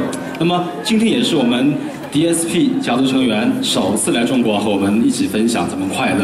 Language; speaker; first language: Chinese; native; Chinese